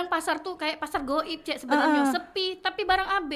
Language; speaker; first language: Indonesian; native; Indonesian